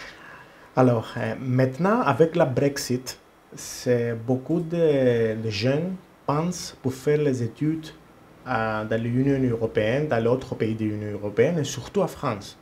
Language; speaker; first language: French; non-native, learner; Greek